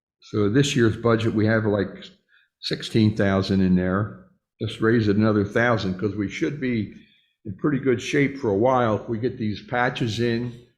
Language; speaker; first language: English; native; English